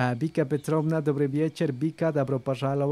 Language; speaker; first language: Russian; non-native, learner; Spanish